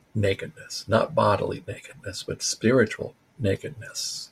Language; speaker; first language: English; early bilingual, other home language; Spanish